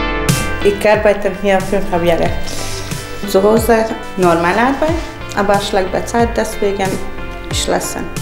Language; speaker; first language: German; non-native, learner; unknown